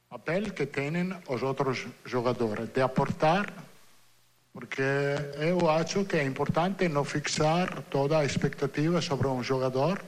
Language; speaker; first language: Portuguese; non-native, learner; Italian